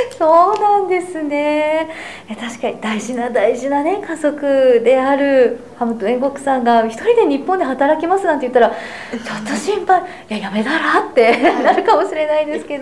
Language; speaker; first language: Japanese; native; Japanese